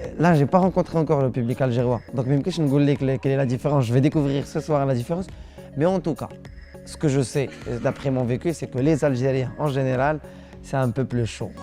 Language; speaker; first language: French; non-native, local second language; Arabic